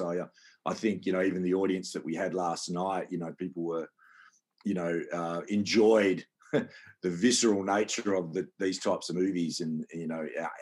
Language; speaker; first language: English; native; English